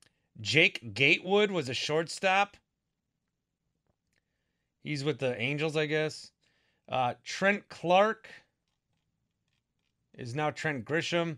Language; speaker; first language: English; native; English